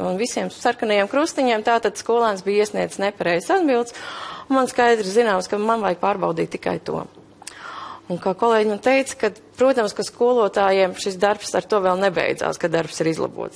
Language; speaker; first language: Latvian; native; Latvian